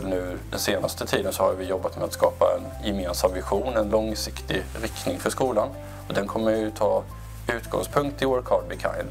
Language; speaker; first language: Swedish; native; Swedish